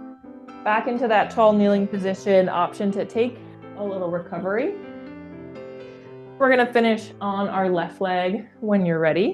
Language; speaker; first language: English; native; English